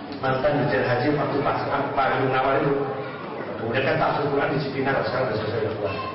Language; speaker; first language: Indonesian; non-native, local second language; Javanese